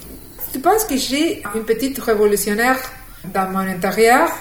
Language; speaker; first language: French; non-native, fluent; Spanish